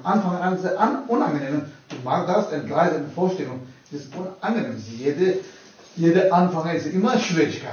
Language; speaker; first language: German; non-native, learner; Tibetan